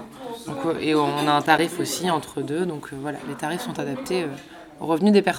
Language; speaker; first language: French; native; French